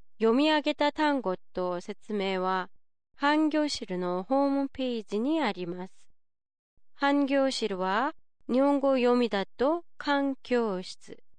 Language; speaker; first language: Japanese; non-native, fluent; Korean